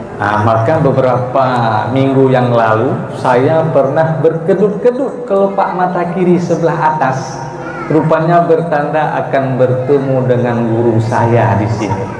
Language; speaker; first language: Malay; non-native, local second language; Achinese